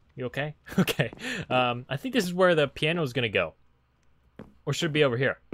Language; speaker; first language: English; native; English